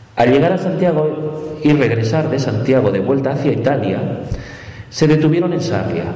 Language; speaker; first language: Spanish; native; Spanish